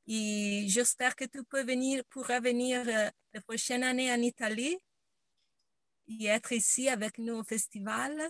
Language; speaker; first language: French; non-native, learner; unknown